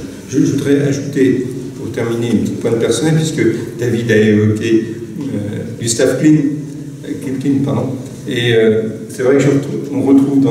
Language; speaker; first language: French; native; French